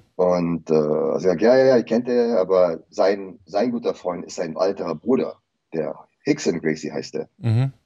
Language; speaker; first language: German; early bilingual, heritage; Indonesian